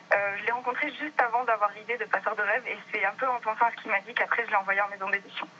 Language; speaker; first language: French; native; French